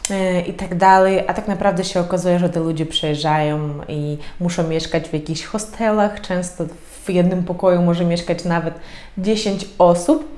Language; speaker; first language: Polish; non-native, fluent; Ukrainian